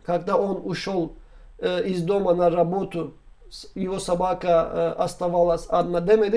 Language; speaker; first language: Russian; non-native, learner; Turkish